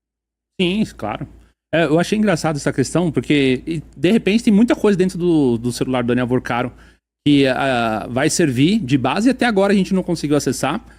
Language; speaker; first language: Portuguese; native; Portuguese